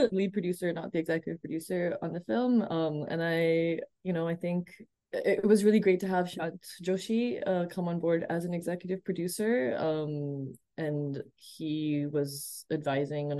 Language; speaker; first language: English; non-native, local second language; Urdu